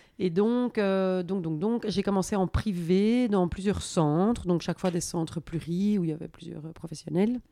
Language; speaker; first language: French; native; French